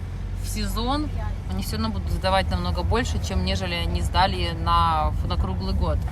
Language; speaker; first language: Russian; native; Russian